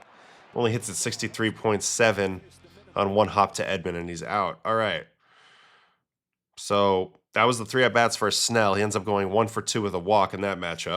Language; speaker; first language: English; native; English